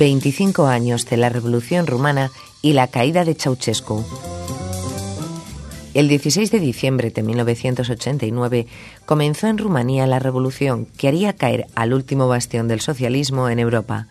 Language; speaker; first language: Spanish; native; Spanish